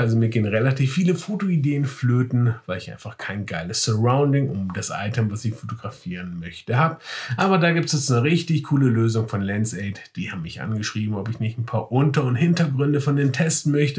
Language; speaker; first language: German; native; German